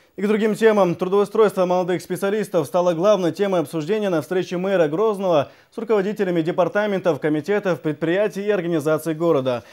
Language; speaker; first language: Russian; non-native, local second language; Chechen